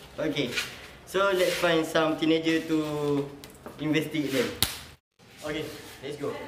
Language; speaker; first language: English; non-native, learner; Malay